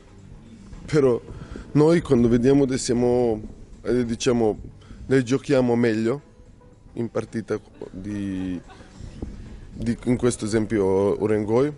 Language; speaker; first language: Italian; non-native, learner; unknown